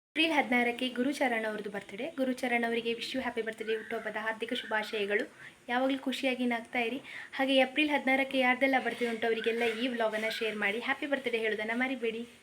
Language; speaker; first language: Kannada; non-native, local second language; Konkani